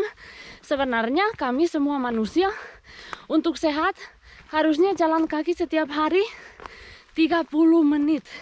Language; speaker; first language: Indonesian; non-native, fluent; Spanish